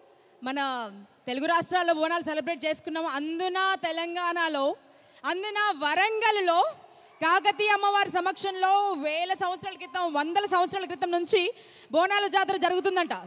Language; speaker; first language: Telugu; native; Telugu